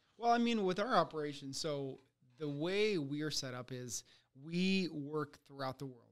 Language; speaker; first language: English; early bilingual, other home language; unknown